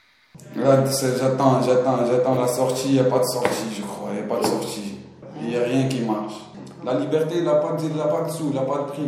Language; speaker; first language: French; non-native, learner; Arabic